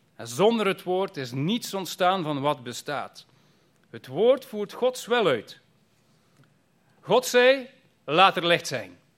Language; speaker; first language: Dutch; native; Dutch